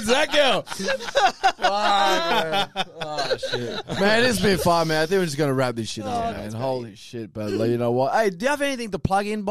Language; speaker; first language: English; native; English